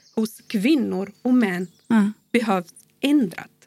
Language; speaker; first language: Swedish; non-native, fluent; Arabic